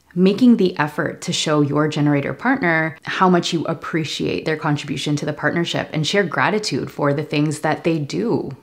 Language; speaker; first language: English; native; English